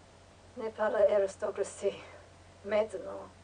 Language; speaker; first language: French; non-native, learner; English